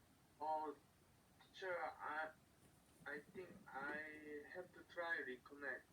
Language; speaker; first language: English; non-native, learner; Korean